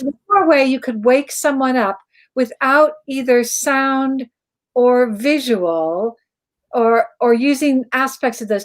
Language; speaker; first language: English; native; English